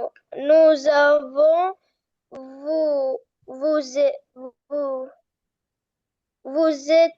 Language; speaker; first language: French; non-native, learner; Arabic